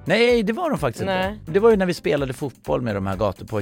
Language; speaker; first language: Swedish; native; Swedish